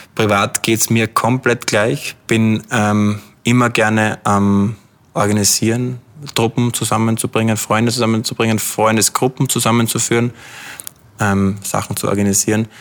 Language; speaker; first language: German; native; German